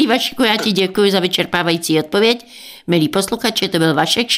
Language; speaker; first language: Czech; native; Czech